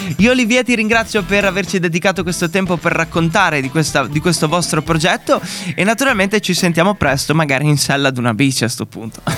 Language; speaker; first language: Italian; native; Italian